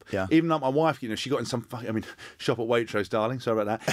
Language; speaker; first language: English; native; English